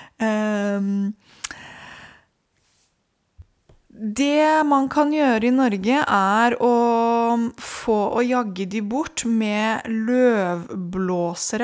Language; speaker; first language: Norwegian; non-native, fluent; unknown